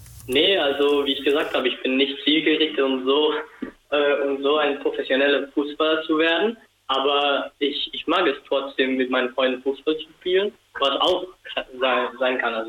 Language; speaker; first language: German; non-native, fluent; Spanish